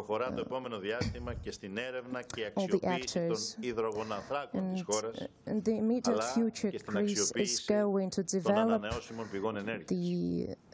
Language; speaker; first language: Greek; native; Greek